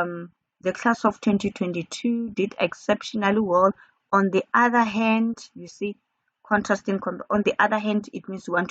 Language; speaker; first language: English; non-native, local second language; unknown